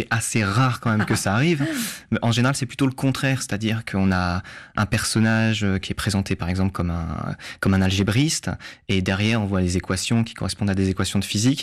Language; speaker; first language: French; native; French